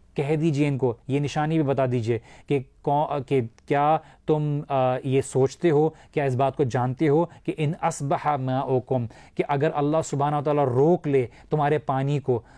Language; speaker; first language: Urdu; native; Urdu